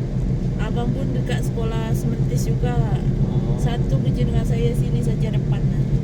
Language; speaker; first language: Malay; native; Malay